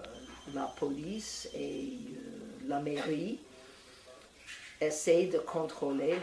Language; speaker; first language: French; non-native, fluent; English